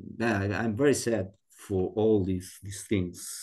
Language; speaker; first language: English; non-native, learner; Italian